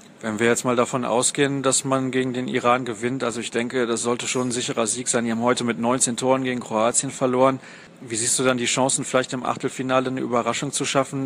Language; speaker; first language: German; native; German